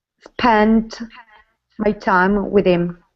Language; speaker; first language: English; non-native, learner; Italian